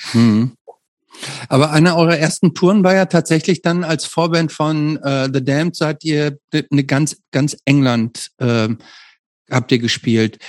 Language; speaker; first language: German; native; German